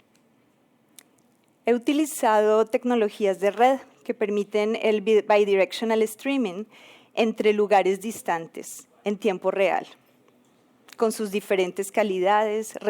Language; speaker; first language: Spanish; native; Spanish